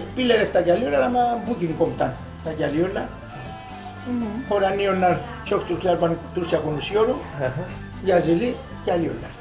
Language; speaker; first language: Turkish; early bilingual, heritage; Greek